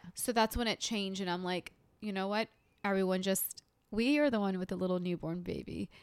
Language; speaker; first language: English; early bilingual, other home language; Hindi